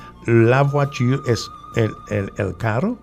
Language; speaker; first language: Spanish; non-native, fluent; French